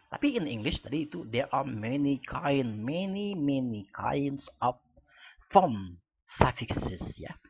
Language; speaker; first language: English; non-native, fluent; Indonesian